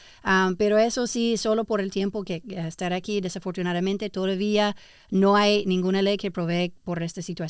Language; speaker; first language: Spanish; early bilingual, heritage; English